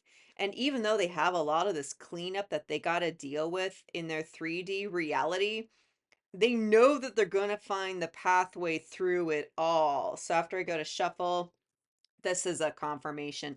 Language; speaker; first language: English; native; English